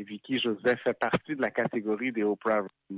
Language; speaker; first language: French; non-native, local second language; Haitian Creole